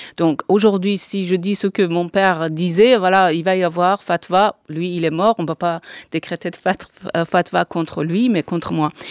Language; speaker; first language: French; non-native, fluent; Persian